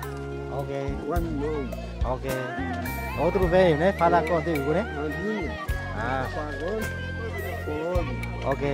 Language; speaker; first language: Portuguese; non-native, learner; Vietnamese